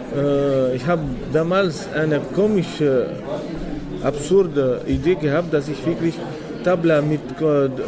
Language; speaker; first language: German; non-native, fluent; Arabic